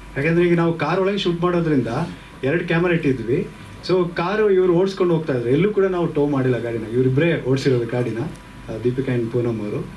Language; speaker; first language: Kannada; native; Kannada